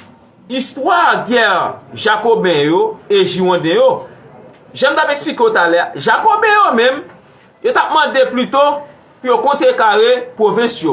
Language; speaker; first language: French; non-native, local second language; Haitian Creole